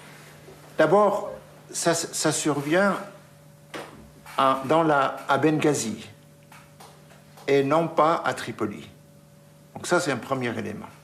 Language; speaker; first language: French; native; French